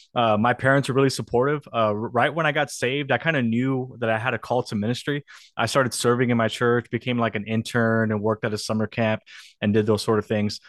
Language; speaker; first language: English; native; English